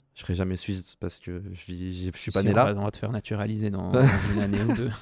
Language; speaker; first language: French; native; French